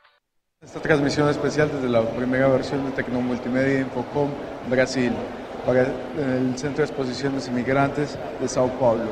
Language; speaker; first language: Spanish; native; Spanish